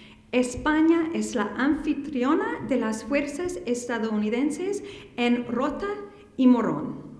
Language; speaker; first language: Spanish; non-native, fluent; English